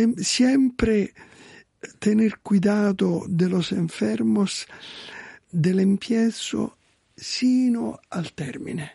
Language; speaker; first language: Spanish; non-native, learner; Italian